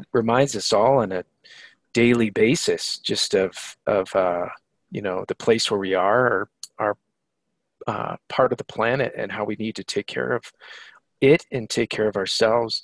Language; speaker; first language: English; native; English